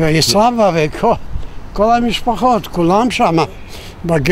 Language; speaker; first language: Hebrew; non-native, fluent; Yiddish